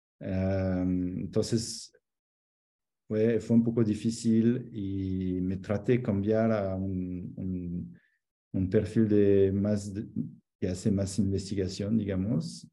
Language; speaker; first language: Spanish; non-native, fluent; French